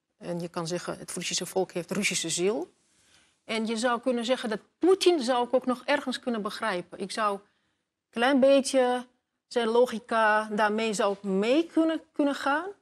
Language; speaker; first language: Dutch; non-native, fluent; Russian